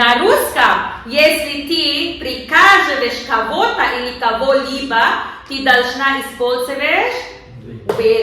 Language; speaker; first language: Russian; non-native, learner; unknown